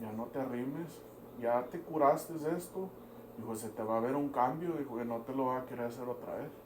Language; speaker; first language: Spanish; early bilingual, heritage; Spanish